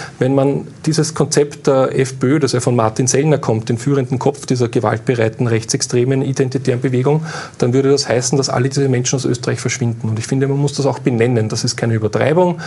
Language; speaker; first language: German; native; German